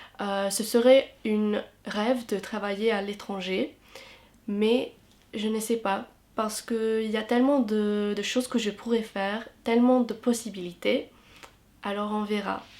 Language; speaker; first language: French; non-native, fluent; English